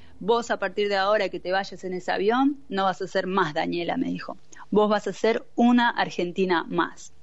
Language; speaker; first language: Spanish; native; Spanish